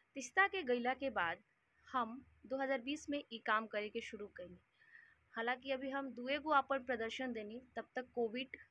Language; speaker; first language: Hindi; native; Hindi